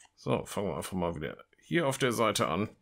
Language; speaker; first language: German; native; German